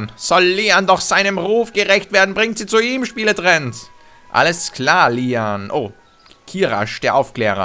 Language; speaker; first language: German; native; German